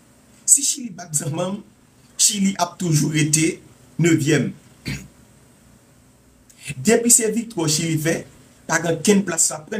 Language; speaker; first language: French; non-native, local second language; Haitian Creole